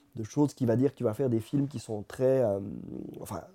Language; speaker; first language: French; non-native, fluent; Spanish